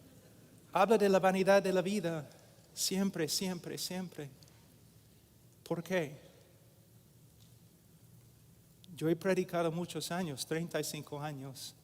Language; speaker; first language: Spanish; non-native, fluent; English